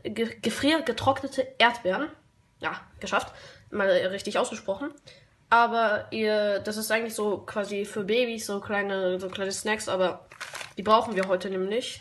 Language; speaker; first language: German; native; German